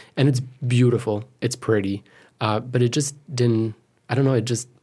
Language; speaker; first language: English; non-native, fluent; French